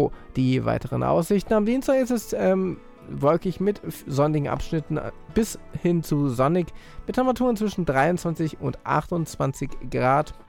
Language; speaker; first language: German; native; German